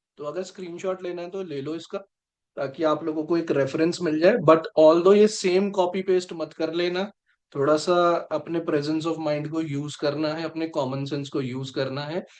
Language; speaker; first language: Hindi; native; Hindi